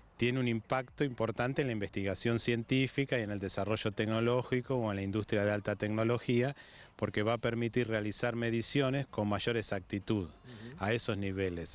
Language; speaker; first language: Spanish; native; Spanish